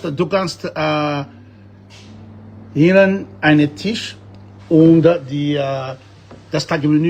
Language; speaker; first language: German; non-native, fluent; Malagasy